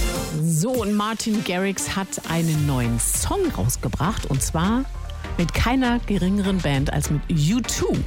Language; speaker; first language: German; native; German